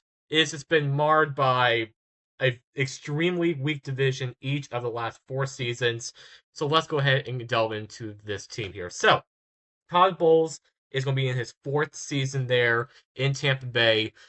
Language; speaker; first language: English; native; English